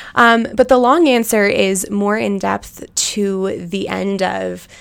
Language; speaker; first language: English; native; English